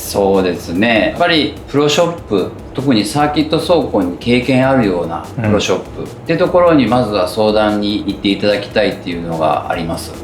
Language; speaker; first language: Japanese; native; Japanese